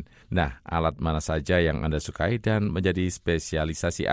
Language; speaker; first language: Indonesian; native; Indonesian